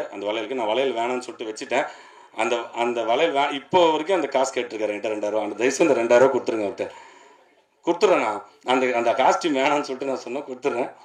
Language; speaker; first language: Tamil; native; Tamil